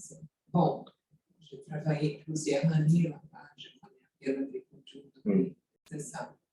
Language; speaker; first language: French; non-native, fluent; Portuguese